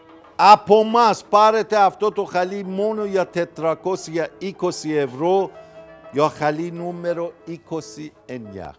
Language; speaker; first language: Greek; non-native, fluent; Persian